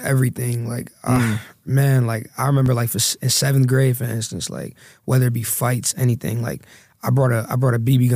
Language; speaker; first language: English; native; English